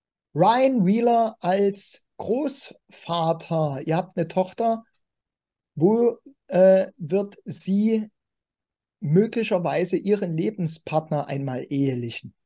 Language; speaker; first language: German; native; German